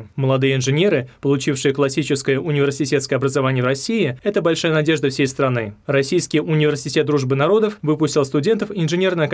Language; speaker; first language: Russian; native; Russian